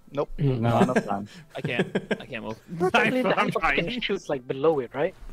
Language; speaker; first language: English; native; English